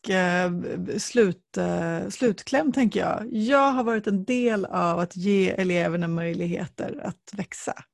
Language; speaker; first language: Swedish; native; Swedish